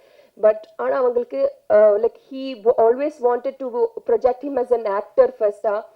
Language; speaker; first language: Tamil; non-native, learner; Telugu